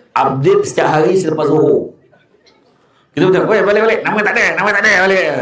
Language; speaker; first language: Malay; native; Malay